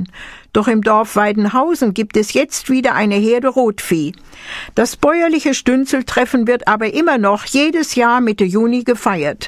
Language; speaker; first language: German; native; German